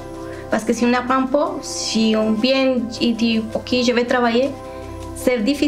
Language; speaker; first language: French; non-native, learner; Spanish